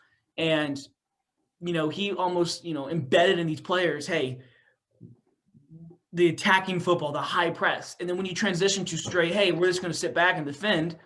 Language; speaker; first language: English; native; English